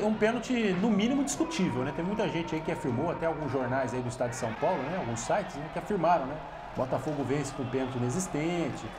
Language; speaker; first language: Portuguese; native; Portuguese